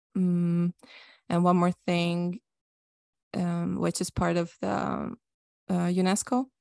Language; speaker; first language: English; non-native, fluent; Hungarian